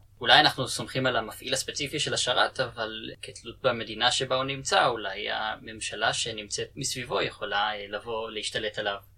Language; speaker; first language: Hebrew; native; Hebrew